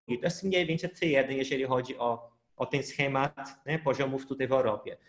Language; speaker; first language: Polish; non-native, fluent; Portuguese